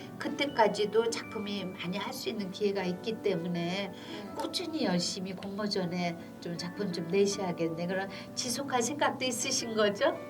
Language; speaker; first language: Korean; native; Korean